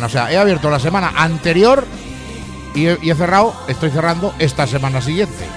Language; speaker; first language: Spanish; native; Spanish